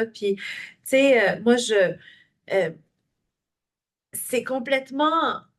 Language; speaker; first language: French; native; French